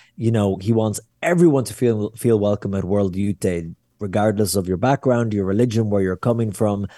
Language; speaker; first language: English; native; English